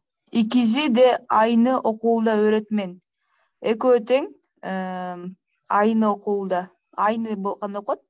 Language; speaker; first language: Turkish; non-native, learner; Kyrgyz